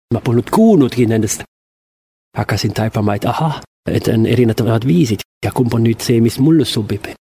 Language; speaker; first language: Estonian; non-native, fluent; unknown